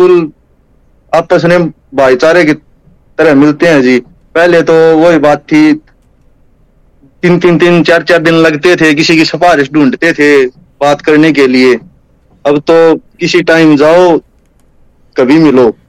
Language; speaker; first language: Hindi; native; Hindi